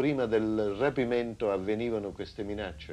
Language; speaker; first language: Italian; native; Italian